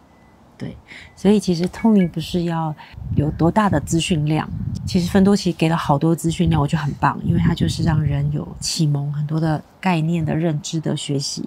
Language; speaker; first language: Chinese; native; Chinese